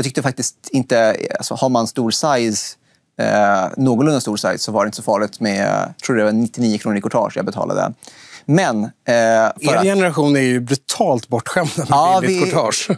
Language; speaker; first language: Swedish; native; Swedish